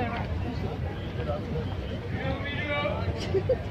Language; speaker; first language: English; non-native, learner; Indonesian